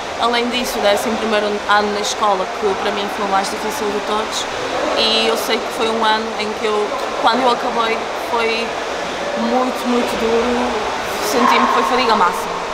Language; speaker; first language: Portuguese; early bilingual, other home language; Ukrainian